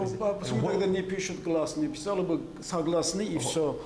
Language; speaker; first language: Russian; non-native, fluent; Azerbaijani